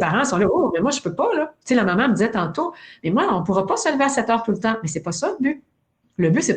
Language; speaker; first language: French; native; French